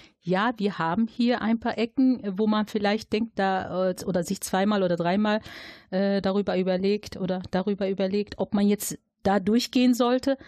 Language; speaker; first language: German; native; German